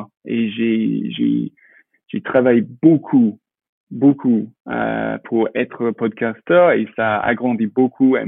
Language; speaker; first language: French; non-native, fluent; English